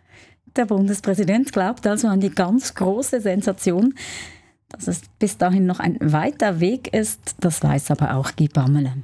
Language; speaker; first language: German; native; German